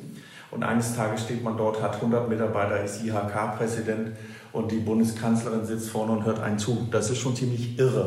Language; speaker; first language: German; non-native, fluent; Danish